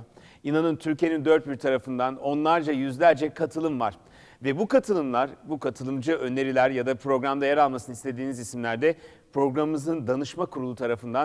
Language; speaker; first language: Turkish; native; Turkish